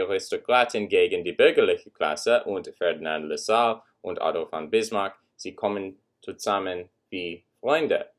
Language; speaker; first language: German; non-native, learner; English